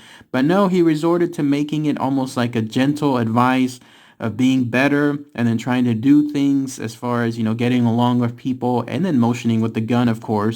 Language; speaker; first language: English; native; English